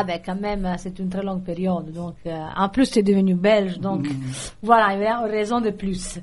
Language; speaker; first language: French; non-native, fluent; Italian